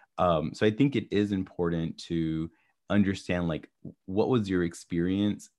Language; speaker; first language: English; native; English